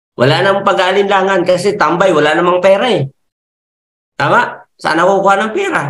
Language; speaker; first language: Filipino; non-native, local second language; Masbatenyo